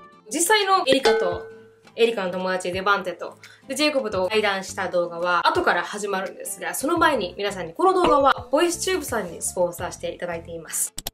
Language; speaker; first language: Japanese; native; Japanese